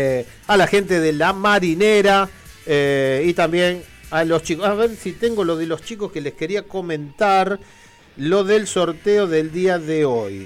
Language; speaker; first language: Spanish; native; Spanish